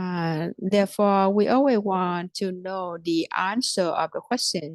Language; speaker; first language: English; non-native, fluent; Vietnamese